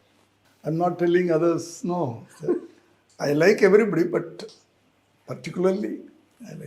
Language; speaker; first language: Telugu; non-native, learner; Tamil